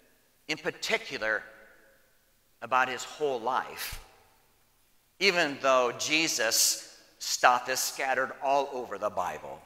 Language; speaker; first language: English; native; English